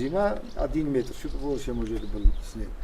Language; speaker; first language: Russian; non-native, local second language; Svan